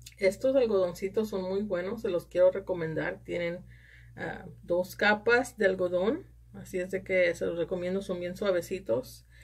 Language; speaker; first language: Spanish; early bilingual, heritage; Spanish